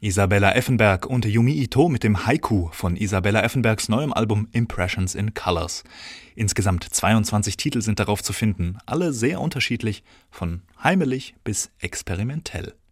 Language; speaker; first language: German; native; German